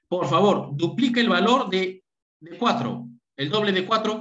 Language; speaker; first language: Spanish; native; Spanish